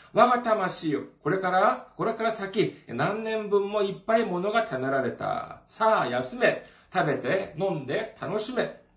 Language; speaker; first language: Japanese; non-native, fluent; Korean